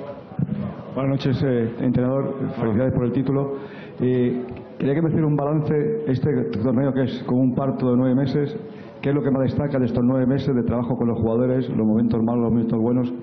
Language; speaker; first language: Spanish; native; Spanish